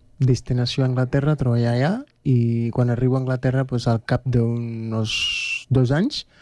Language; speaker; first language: Catalan; non-native, fluent; Spanish